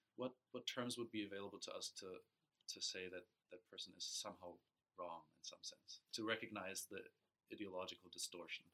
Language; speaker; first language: English; non-native, fluent; German